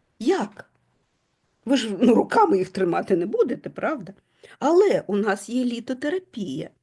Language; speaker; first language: Ukrainian; non-native, local second language; Russian